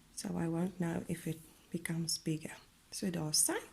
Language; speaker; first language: English; non-native, local second language; Afrikaans